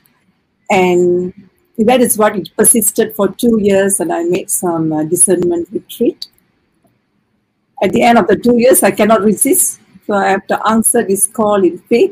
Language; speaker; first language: English; non-native, local second language; Tamil